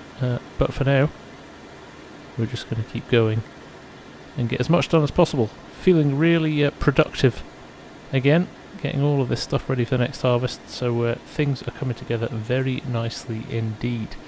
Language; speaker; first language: English; native; English